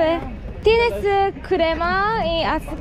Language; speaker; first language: Spanish; non-native, learner; Japanese